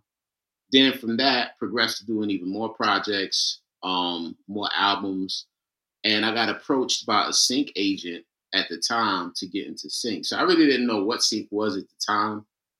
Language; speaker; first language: English; native; English